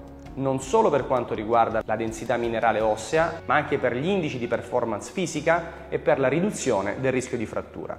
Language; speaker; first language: Italian; native; Italian